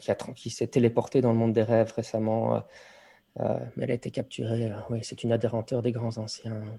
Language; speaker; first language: French; native; French